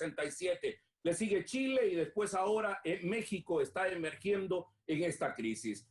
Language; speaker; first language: Spanish; native; Spanish